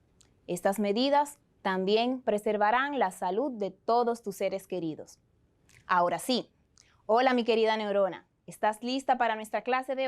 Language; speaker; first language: Spanish; native; Spanish